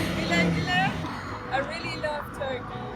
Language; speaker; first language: Turkish; non-native, learner; German